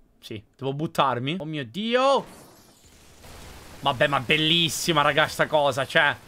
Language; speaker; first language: Italian; native; Italian